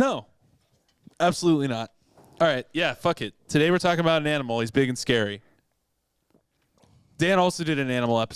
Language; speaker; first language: English; native; English